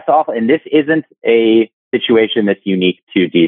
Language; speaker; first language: English; native; English